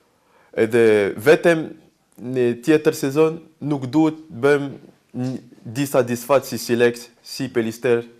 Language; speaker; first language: Albanian; non-native, learner; French